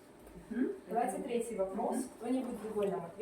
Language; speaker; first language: Russian; native; Russian